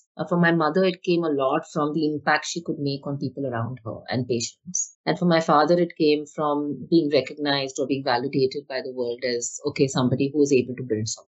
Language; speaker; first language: English; non-native, local second language; Hindi